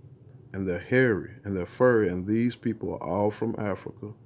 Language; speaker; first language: English; native; English